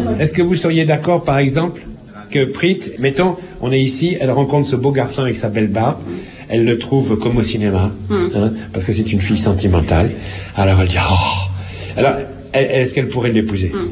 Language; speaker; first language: French; native; French